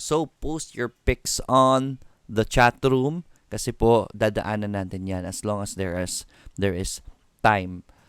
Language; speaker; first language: Filipino; native; Filipino